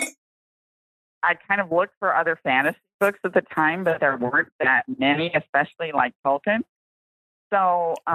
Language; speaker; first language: English; native; English